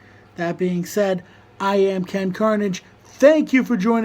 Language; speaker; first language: English; native; English